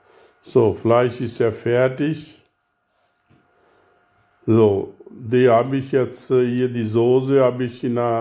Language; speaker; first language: German; non-native, learner; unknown